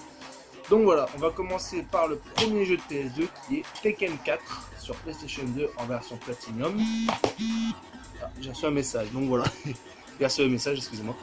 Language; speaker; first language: French; native; French